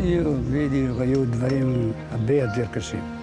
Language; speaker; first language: Hebrew; non-native, fluent; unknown